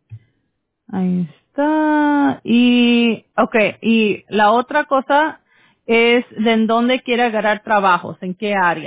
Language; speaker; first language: Spanish; early bilingual, heritage; Spanish